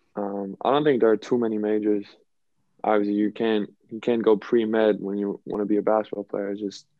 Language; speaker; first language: English; non-native, fluent; German